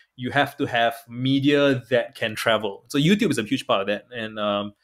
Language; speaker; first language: English; native; English